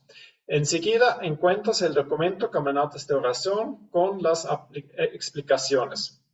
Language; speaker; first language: Spanish; non-native, fluent; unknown